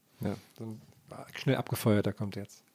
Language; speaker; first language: German; native; German